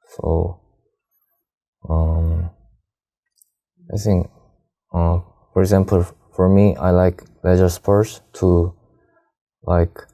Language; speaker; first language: English; non-native, learner; Korean